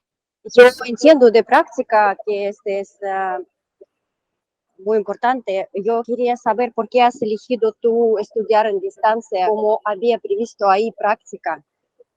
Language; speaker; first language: Spanish; non-native, learner; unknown